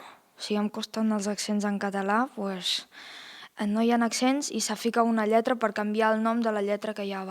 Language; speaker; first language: Catalan; early bilingual, heritage; Russian